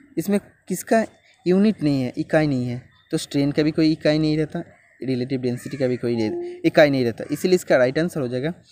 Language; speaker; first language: Hindi; non-native, local second language; Bangla